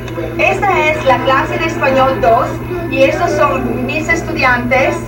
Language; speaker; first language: Spanish; non-native, fluent; Italian